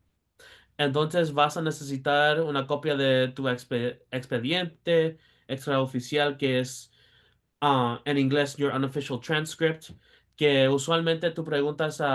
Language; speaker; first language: Spanish; early bilingual, heritage; Spanish